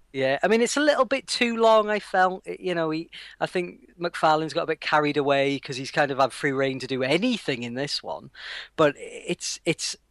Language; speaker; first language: English; native; English